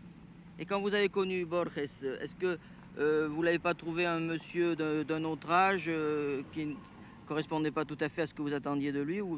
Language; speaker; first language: French; native; French